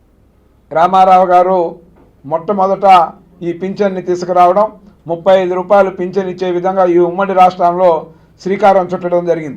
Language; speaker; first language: Telugu; native; Telugu